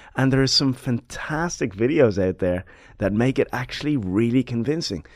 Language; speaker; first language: English; native; English